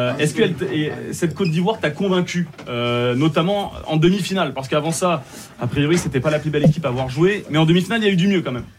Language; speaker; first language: French; native; French